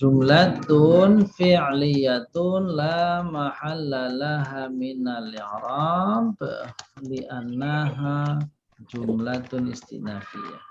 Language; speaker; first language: Arabic; non-native, fluent; Indonesian